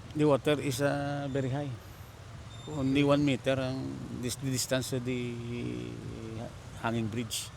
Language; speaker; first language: English; non-native, local second language; Hiligaynon